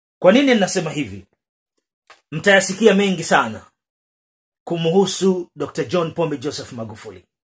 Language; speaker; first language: Swahili; native; Swahili